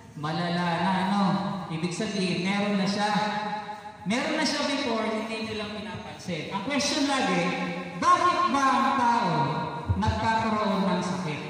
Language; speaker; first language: Filipino; non-native, local second language; Cebuano